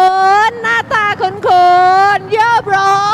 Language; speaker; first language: Thai; native; Thai